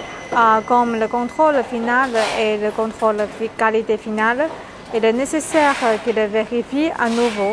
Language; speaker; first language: French; non-native, learner; Chinese